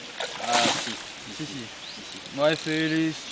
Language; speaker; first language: French; native; French